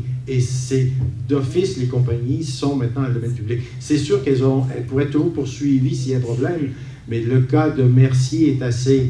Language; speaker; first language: French; native; French